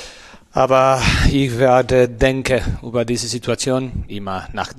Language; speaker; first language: German; non-native, learner; Spanish